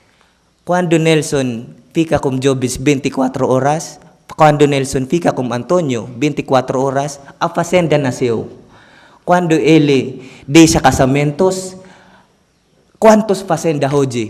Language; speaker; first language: Portuguese; non-native, learner; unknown